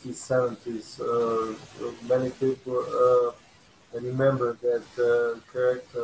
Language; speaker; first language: English; non-native, learner; Bosnian